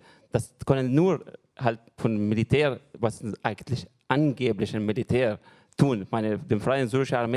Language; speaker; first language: German; non-native, fluent; Arabic